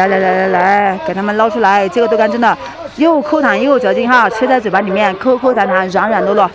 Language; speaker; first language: Chinese; native; Chinese